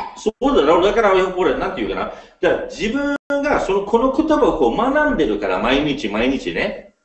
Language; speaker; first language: Japanese; non-native, fluent; English